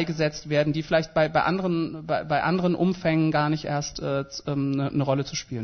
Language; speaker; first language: German; native; German